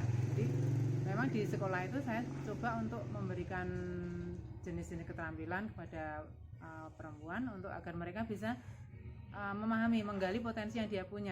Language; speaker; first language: Indonesian; native; Indonesian